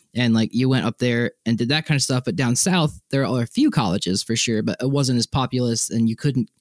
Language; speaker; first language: English; native; English